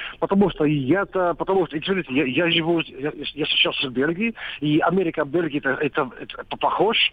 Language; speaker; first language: Russian; non-native, learner; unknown